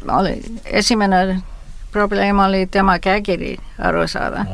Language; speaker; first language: Estonian; early bilingual, heritage; Estonian